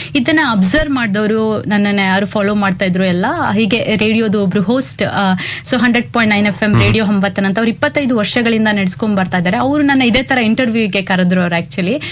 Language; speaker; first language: Kannada; native; Kannada